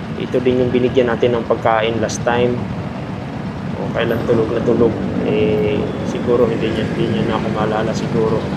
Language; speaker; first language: Filipino; non-native, local second language; Cebuano